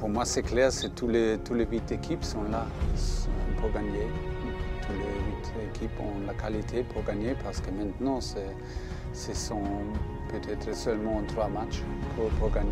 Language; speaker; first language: French; non-native, learner; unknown